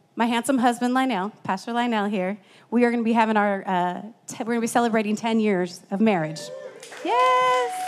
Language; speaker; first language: English; native; English